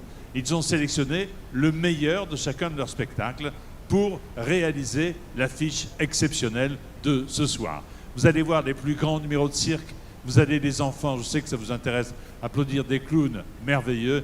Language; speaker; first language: French; native; French